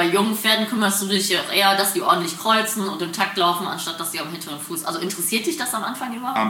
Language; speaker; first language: German; native; German